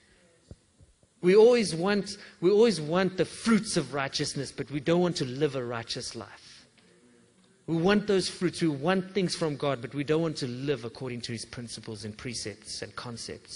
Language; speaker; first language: English; native; English